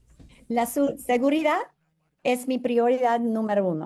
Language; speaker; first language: Spanish; non-native, fluent; English